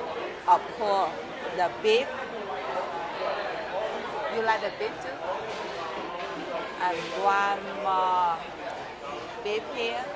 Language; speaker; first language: English; non-native, learner; Vietnamese